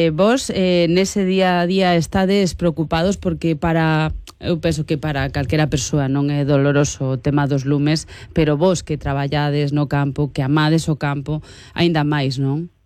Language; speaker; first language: Galician; non-native, local second language; Spanish